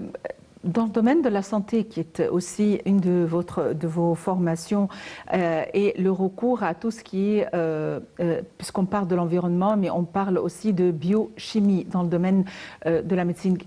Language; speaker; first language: French; non-native, fluent; Arabic